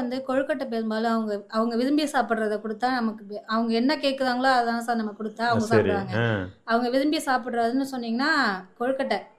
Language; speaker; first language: Tamil; native; Tamil